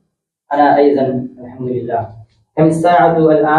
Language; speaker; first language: Arabic; non-native, learner; Urdu